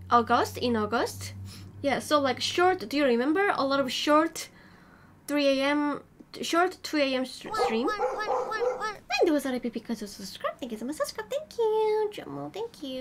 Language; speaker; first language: English; non-native, learner; Korean